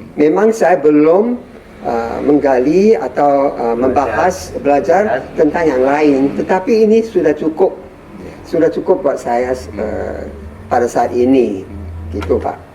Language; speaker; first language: Indonesian; non-native, fluent; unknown